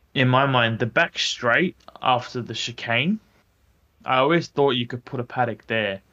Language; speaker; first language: English; native; English